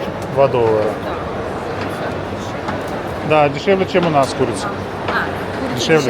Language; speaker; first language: Russian; native; Russian